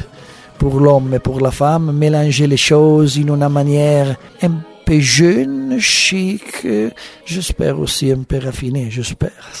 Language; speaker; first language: French; non-native, learner; Italian